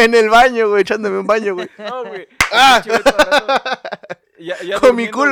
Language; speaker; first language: Spanish; native; Spanish